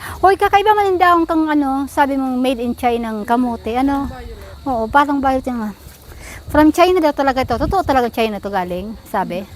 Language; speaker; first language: Filipino; non-native, local second language; Bikol